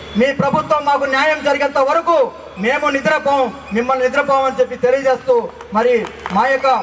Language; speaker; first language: Telugu; non-native, local second language; Lambadi